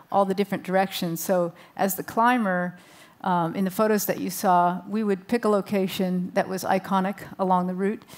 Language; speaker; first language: English; native; English